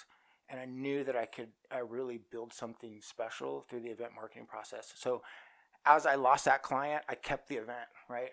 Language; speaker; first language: English; native; English